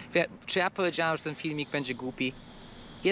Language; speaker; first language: Polish; non-native, fluent; English